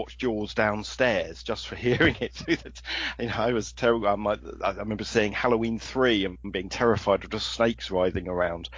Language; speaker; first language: English; native; English